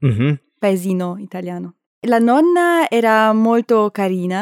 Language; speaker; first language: Italian; non-native, learner; German